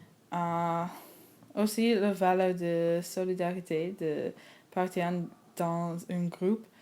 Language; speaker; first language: French; non-native, learner; English